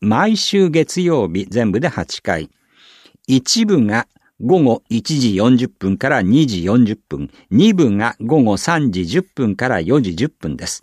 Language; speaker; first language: Japanese; native; Japanese